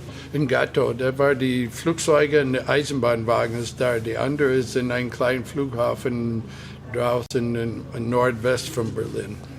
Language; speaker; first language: German; non-native, fluent; English